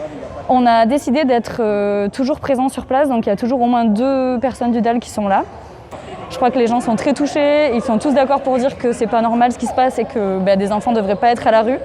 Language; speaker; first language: French; native; French